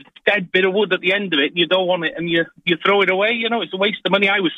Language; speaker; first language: English; non-native, local second language; Welsh